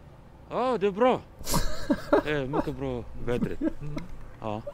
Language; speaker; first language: Swedish; non-native, learner; Arabic